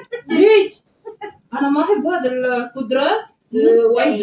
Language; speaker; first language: Arabic; non-native, local second language; Filipino